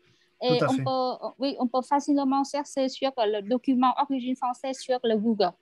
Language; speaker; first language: French; non-native, fluent; Vietnamese